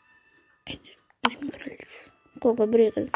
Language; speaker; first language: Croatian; early bilingual, heritage; Croatian